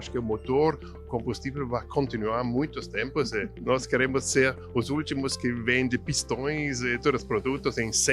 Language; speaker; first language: Portuguese; non-native, fluent; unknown